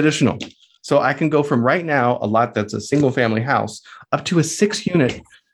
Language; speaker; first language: English; native; English